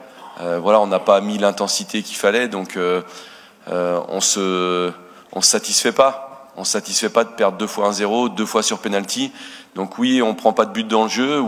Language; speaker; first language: French; native; French